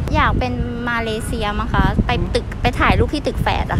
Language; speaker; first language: Thai; native; Thai